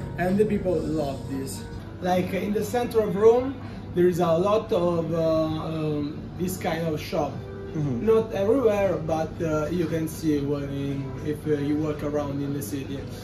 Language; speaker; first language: English; non-native, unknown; Italian